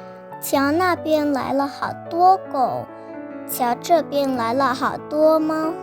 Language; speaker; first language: Chinese; non-native, learner; Vietnamese